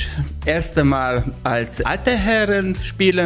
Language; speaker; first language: German; non-native, learner; Hungarian